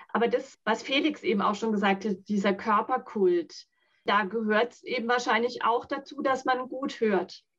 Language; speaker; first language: German; non-native, local second language; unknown